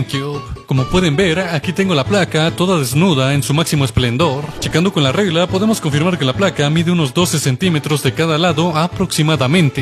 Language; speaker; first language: Spanish; native; Spanish